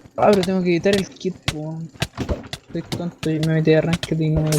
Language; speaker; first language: Spanish; native; Spanish